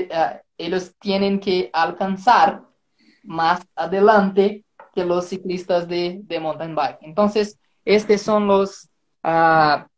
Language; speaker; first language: Spanish; non-native, fluent; Portuguese